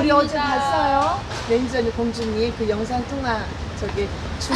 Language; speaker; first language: Korean; native; Korean